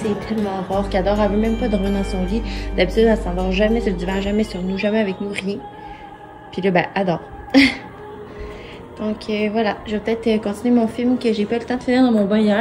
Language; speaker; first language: French; native; French